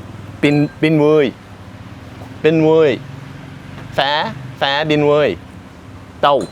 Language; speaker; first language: Vietnamese; non-native, learner; English